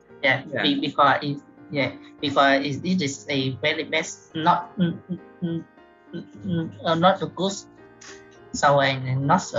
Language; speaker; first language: English; non-native, learner; Vietnamese